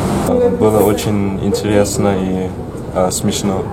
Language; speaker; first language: Russian; non-native, learner; German